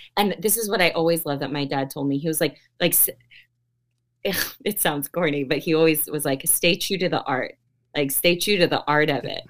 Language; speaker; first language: English; early bilingual, other home language; Filipino